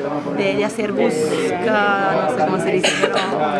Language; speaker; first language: Spanish; non-native, fluent; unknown